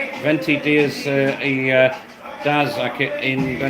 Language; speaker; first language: Spanish; non-native, learner; English